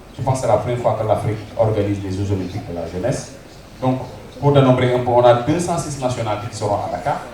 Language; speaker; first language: French; non-native, local second language; Wolof